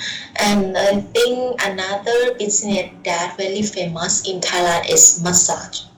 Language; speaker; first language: English; non-native, learner; Thai